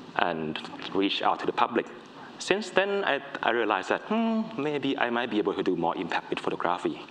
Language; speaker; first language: English; non-native, fluent; Thai